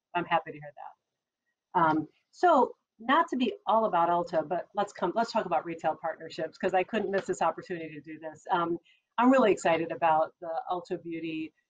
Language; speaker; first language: English; native; English